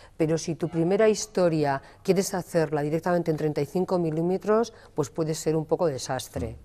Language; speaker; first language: Spanish; native; Spanish